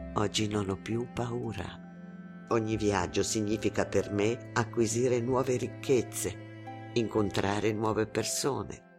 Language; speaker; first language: Italian; non-native, fluent; Arabic